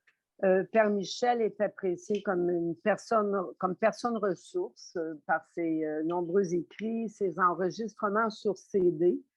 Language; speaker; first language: French; native; French